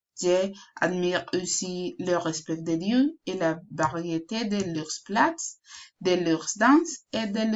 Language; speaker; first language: French; non-native, learner; Spanish